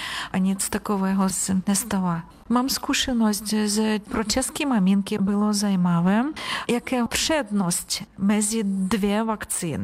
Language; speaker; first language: Czech; non-native, learner; Ukrainian